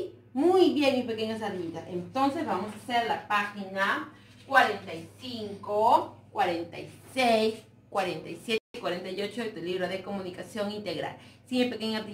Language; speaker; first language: Spanish; native; Spanish